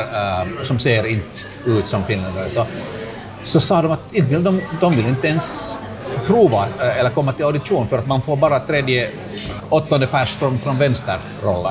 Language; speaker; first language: Swedish; non-native, local second language; Finnish